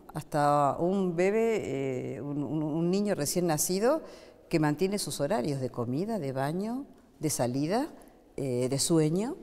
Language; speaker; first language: Spanish; native; Spanish